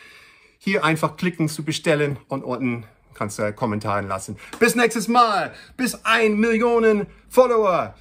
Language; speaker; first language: German; non-native, learner; English